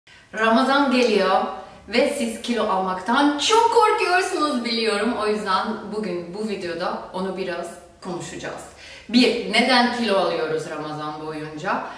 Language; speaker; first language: Turkish; non-native, fluent; German